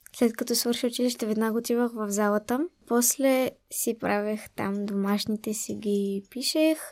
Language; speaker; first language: Bulgarian; early bilingual, other home language; Arabic